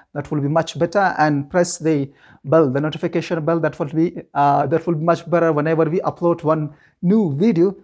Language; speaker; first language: English; non-native, fluent; Persian